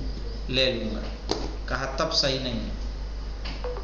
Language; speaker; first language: Urdu; native; Urdu